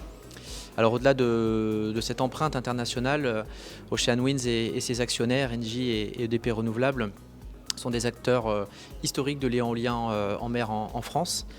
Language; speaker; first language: French; native; French